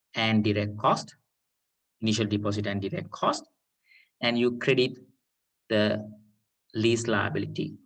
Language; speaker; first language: English; non-native, local second language; Sinhala